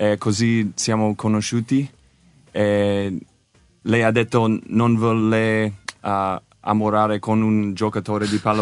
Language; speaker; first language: Italian; non-native, learner; English